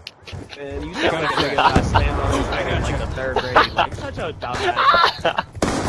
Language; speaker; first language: English; native; English